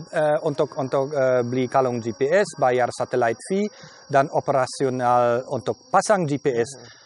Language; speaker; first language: Indonesian; non-native, fluent; German